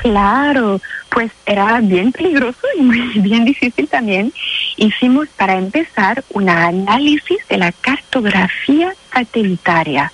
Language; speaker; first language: Spanish; non-native, fluent; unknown